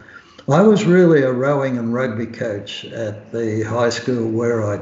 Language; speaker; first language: English; native; English